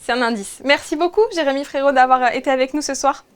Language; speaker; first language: French; native; French